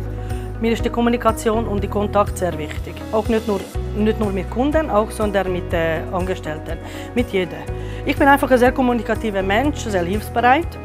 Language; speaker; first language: German; non-native, fluent; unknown